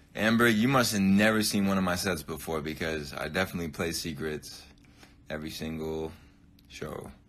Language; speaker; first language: English; native; English